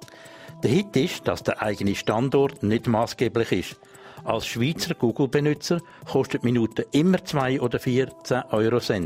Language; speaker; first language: German; non-native, local second language; Swiss German